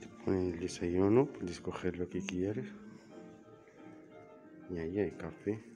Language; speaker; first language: Spanish; non-native, fluent; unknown